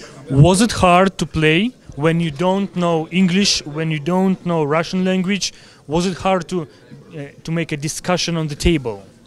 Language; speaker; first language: English; non-native, learner; Russian